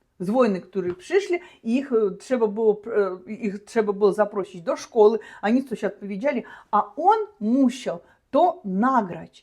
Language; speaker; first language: Polish; non-native, learner; Russian